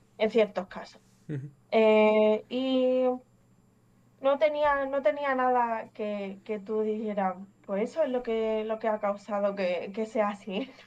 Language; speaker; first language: Spanish; early bilingual, other home language; English